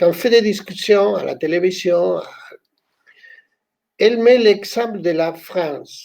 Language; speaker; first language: French; non-native, fluent; Spanish